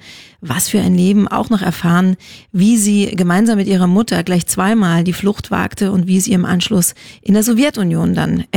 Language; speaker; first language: German; native; German